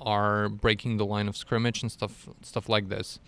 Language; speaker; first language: English; non-native, fluent; Russian